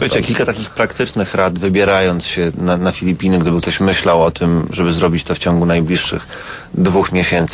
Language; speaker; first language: Polish; native; Polish